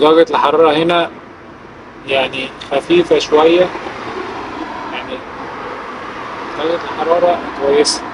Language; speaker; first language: Arabic; native; Arabic